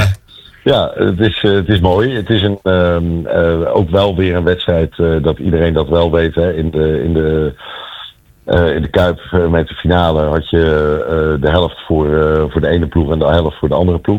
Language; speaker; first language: Dutch; native; Dutch